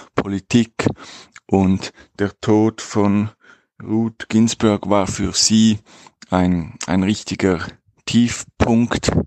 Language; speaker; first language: German; native; German